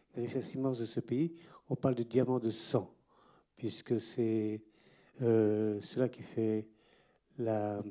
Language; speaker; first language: French; native; French